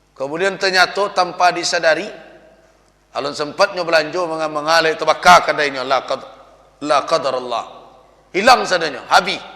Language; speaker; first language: Malay; non-native, local second language; Minangkabau